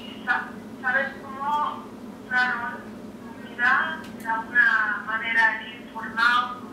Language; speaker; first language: Spanish; non-native, learner; English